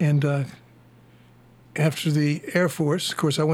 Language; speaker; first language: English; native; English